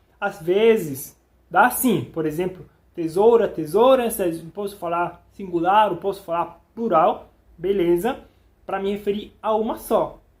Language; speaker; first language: Portuguese; non-native, fluent; Spanish